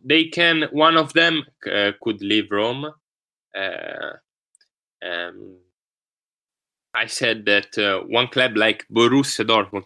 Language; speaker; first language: English; non-native, learner; Italian